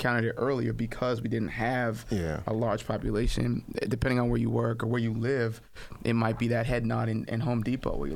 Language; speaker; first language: English; native; English